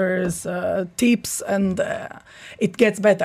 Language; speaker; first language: English; non-native, fluent; Italian